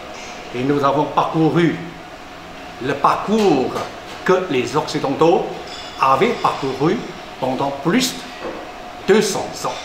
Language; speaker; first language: French; non-native, fluent; Chinese